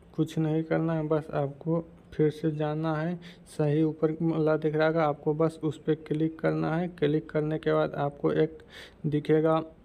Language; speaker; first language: Hindi; native; Hindi